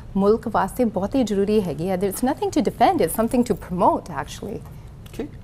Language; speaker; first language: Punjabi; early bilingual, heritage; Punjabi